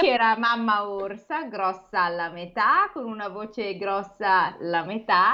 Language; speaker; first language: Italian; native; Italian